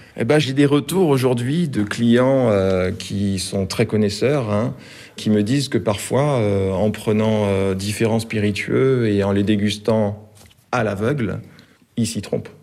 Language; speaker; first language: French; native; French